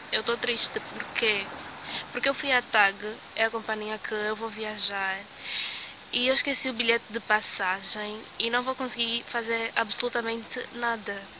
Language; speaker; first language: Portuguese; native; Portuguese